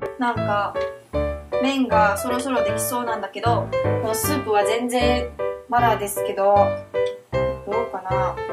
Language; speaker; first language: Japanese; non-native, fluent; Chinese